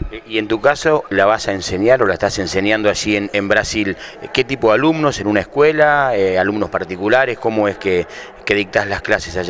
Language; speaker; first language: Spanish; native; Spanish